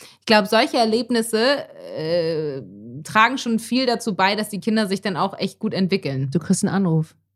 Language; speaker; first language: German; native; German